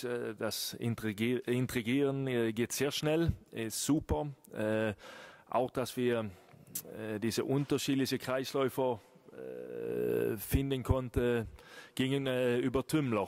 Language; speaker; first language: German; non-native, fluent; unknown